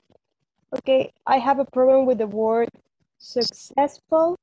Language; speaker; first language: English; non-native, learner; Spanish